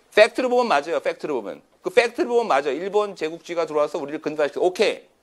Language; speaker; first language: Korean; native; Korean